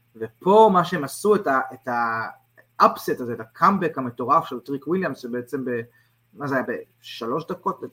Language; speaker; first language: Hebrew; native; Hebrew